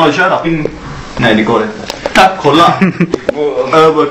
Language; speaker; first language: Swedish; native; Swedish